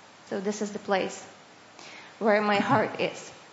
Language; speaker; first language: English; non-native, fluent; Ukrainian